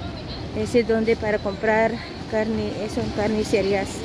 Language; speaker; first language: Spanish; non-native, learner; Filipino